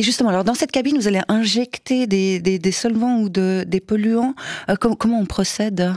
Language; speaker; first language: French; native; French